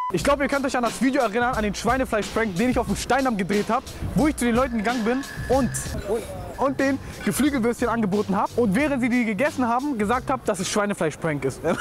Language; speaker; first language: German; early bilingual, other home language; Turkish